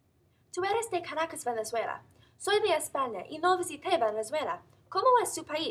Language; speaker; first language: Spanish; non-native, learner; English